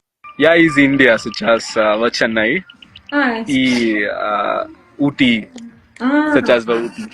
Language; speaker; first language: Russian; non-native, learner; Tamil